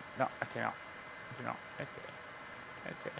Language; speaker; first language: Spanish; native; Spanish